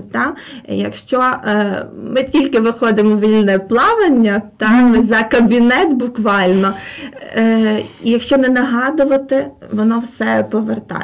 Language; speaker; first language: Ukrainian; native; Ukrainian